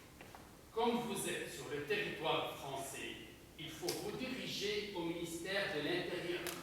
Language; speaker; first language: French; non-native, local second language; Arabic